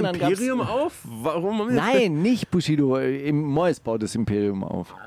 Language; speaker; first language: German; native; German